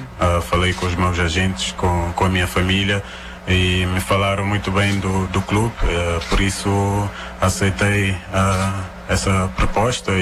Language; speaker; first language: Portuguese; non-native, local second language; Kabuverdianu